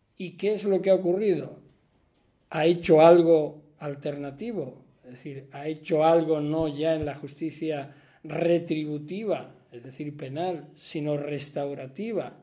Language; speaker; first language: Spanish; native; Spanish